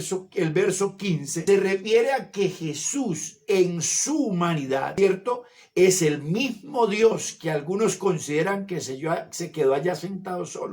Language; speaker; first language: Spanish; native; Spanish